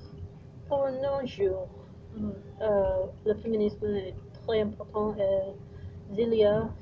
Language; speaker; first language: French; non-native, learner; English